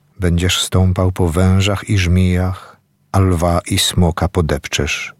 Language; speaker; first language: Polish; native; Polish